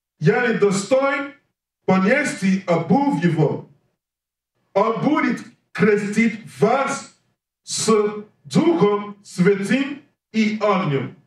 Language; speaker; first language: Russian; non-native, learner; English